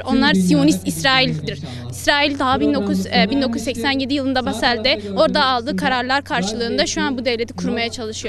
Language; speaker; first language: Turkish; native; Turkish